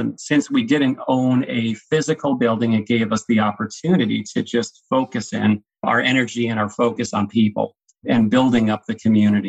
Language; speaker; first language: English; native; English